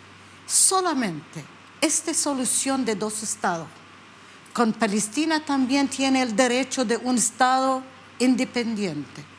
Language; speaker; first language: Spanish; non-native, learner; Arabic